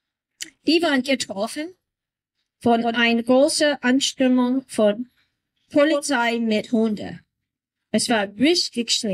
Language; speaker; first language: German; non-native, learner; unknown